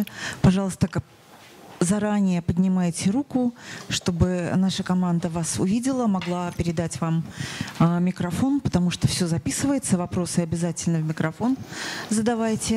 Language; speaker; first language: Russian; native; Russian